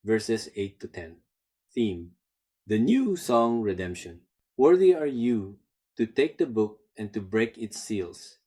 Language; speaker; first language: English; non-native, local second language; Filipino